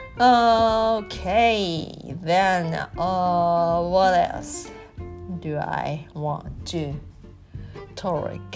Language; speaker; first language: English; non-native, learner; Japanese